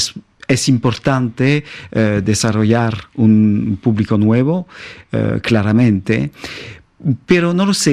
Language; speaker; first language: Spanish; non-native, fluent; French